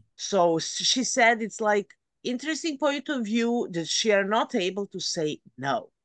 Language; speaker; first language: English; non-native, fluent; Serbian